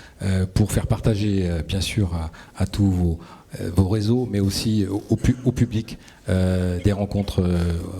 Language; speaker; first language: French; native; French